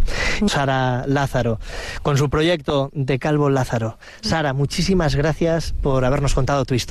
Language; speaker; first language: Spanish; native; Spanish